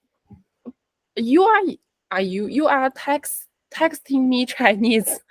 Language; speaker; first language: English; non-native, learner; Chinese